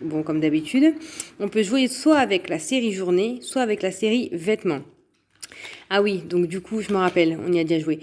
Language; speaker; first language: French; native; French